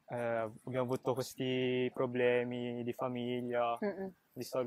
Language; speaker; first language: Italian; early bilingual, other home language; Filipino